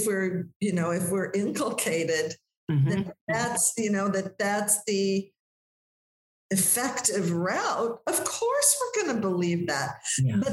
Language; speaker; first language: English; native; English